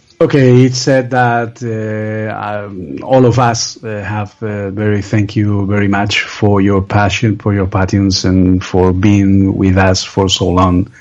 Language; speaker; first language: English; non-native, learner; Spanish